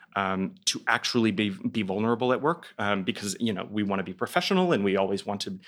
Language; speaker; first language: English; native; English